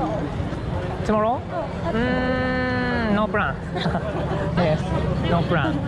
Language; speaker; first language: English; non-native, learner; Japanese